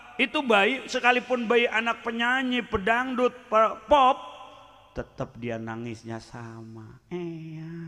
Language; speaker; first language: Indonesian; non-native, local second language; Sundanese